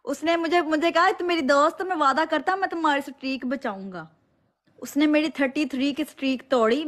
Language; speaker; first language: Urdu; non-native, local second language; Punjabi